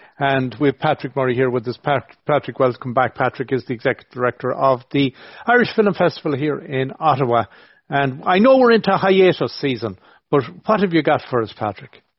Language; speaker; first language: English; native; English